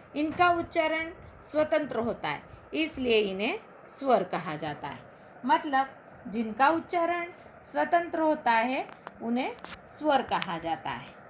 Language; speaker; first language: Hindi; non-native, local second language; Marathi